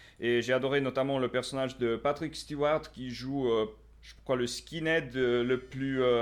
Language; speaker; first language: French; native; French